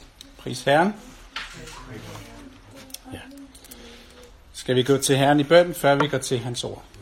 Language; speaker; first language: Danish; native; Danish